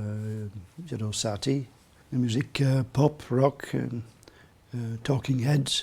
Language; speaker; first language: French; non-native, learner; English